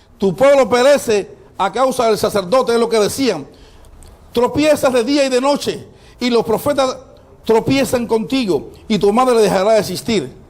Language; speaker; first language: Spanish; non-native, fluent; Haitian Creole